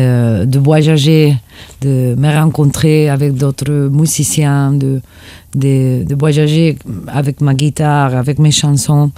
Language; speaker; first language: French; non-native, fluent; Spanish